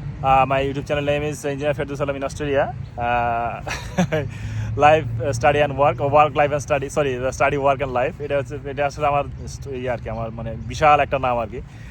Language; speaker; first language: English; non-native, local second language; Bangla